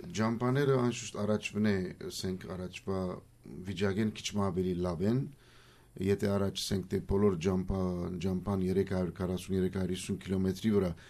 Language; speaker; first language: Armenian; early bilingual, heritage; Armenian